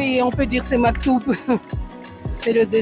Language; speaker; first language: French; non-native, fluent; Georgian